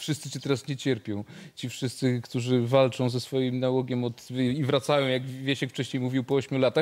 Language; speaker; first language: Polish; native; Polish